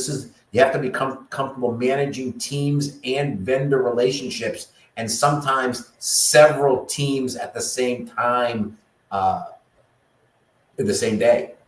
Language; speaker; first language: English; native; English